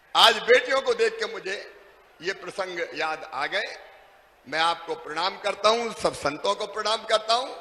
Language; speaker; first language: Hindi; native; Hindi